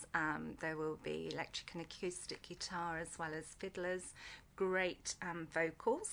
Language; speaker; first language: English; native; English